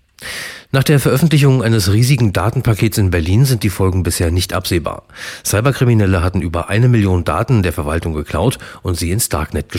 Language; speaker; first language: German; native; German